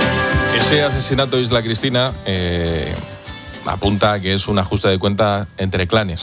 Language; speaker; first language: Spanish; native; Spanish